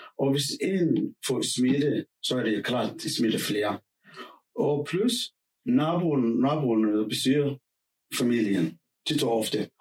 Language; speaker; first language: Danish; non-native, fluent; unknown